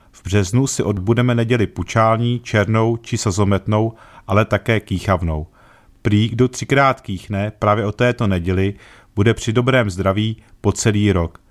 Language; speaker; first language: Czech; native; Czech